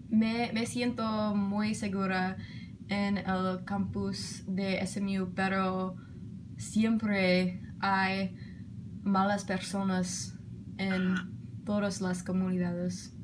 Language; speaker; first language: Spanish; non-native, learner; English